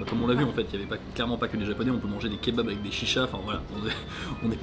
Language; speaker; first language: French; native; French